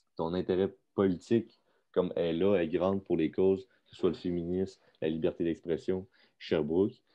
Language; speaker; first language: French; native; French